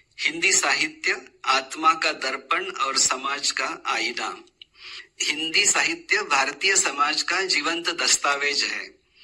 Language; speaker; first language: Hindi; non-native, local second language; Marathi